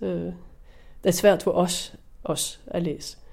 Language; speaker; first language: Danish; non-native, fluent; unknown